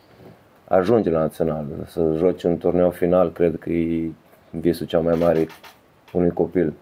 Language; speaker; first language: Romanian; early bilingual, heritage; Romanian